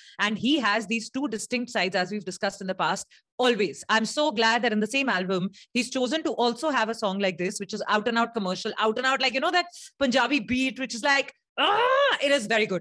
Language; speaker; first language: English; non-native, local second language; Hindi